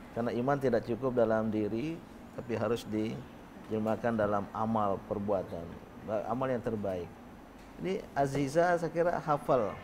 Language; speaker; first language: Indonesian; native; Indonesian